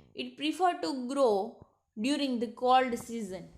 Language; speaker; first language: English; non-native, local second language; Gujarati